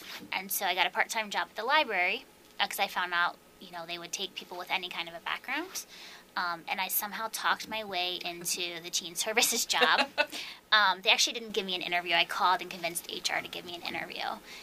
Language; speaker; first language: English; native; English